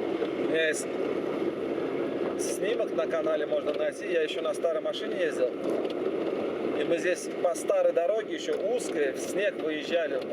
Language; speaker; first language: Russian; native; Russian